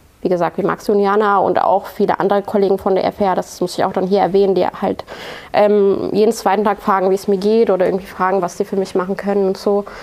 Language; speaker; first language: German; non-native, fluent; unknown